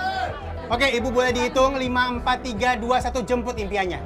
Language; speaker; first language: Indonesian; native; Indonesian